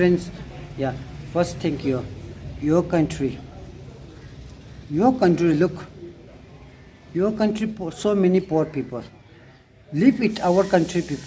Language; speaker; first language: English; non-native, learner; Tibetan